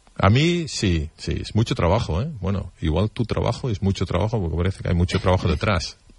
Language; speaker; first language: Spanish; non-native, fluent; Dutch